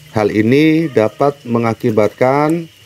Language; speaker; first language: Indonesian; native; Indonesian